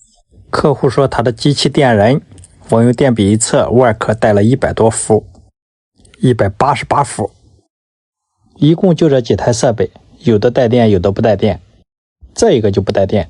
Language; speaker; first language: Chinese; native; Chinese